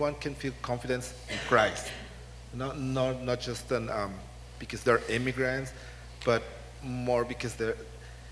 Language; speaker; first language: English; non-native, fluent; Spanish